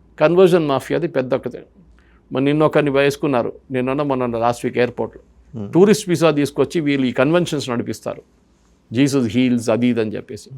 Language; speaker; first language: Telugu; non-native, fluent; Malayalam